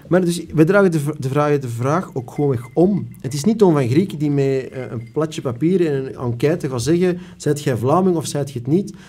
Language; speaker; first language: Dutch; native; Dutch